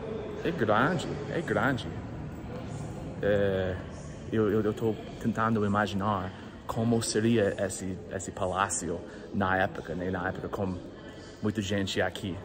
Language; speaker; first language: Portuguese; non-native, learner; English